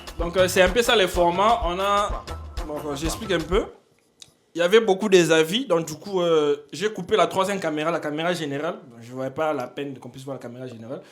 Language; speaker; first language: French; non-native, local second language; Lingala